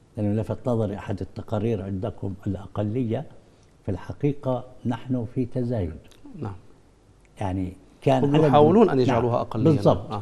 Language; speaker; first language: Arabic; native; Arabic